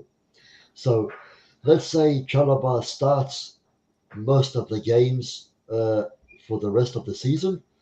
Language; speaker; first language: English; native; English